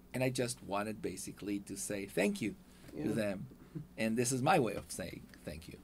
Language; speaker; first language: English; non-native, fluent; Hebrew